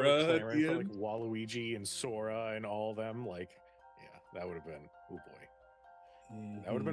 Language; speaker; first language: English; native; English